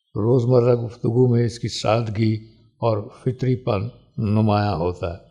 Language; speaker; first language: Urdu; non-native, local second language; Pahari-Potwari